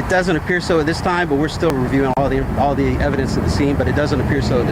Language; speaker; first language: English; native; English